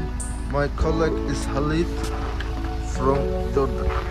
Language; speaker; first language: English; non-native, learner; Russian